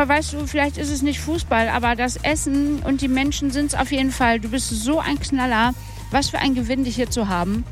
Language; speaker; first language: German; native; German